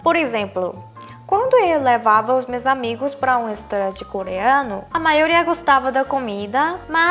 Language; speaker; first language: Portuguese; non-native, fluent; Korean